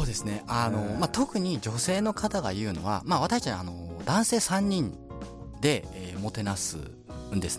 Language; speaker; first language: Japanese; native; Japanese